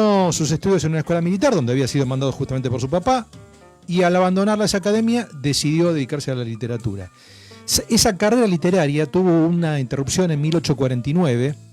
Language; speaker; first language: Spanish; native; Spanish